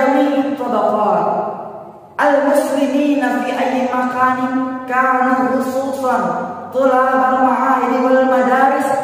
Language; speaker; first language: Arabic; non-native, learner; Indonesian